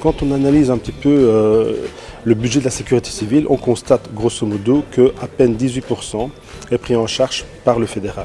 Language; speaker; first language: French; native; French